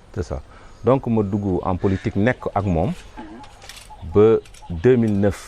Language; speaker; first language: Wolof; non-native, local second language; Fula